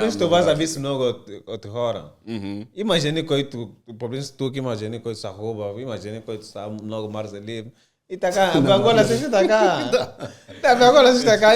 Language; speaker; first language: Bulgarian; non-native, learner; Portuguese